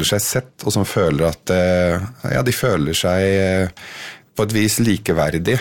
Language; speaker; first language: Norwegian; early bilingual, other home language; Arabic